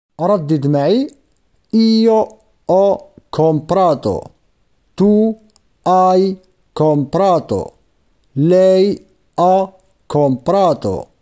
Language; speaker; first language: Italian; non-native, fluent; Arabic